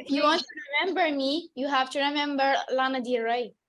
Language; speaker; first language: English; non-native, learner; Arabic